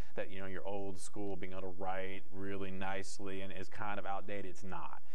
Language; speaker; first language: English; native; English